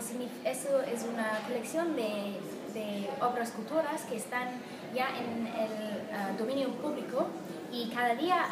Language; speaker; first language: Spanish; non-native, fluent; English